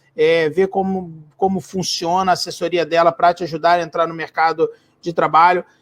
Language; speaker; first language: Portuguese; native; Portuguese